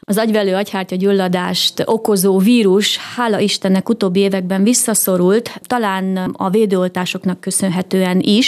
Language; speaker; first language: Hungarian; native; Hungarian